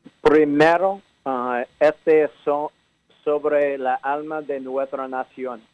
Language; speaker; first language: Spanish; early bilingual, heritage; English